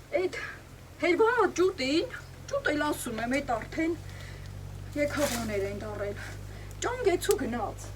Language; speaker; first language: Armenian; native; Armenian